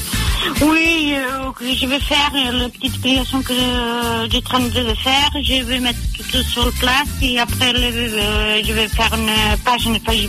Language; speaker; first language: French; non-native, local second language; Portuguese